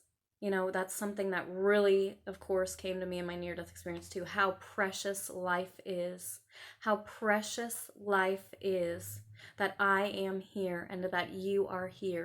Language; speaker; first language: English; native; English